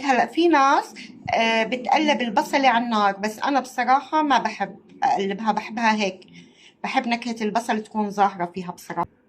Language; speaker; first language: Arabic; native; Arabic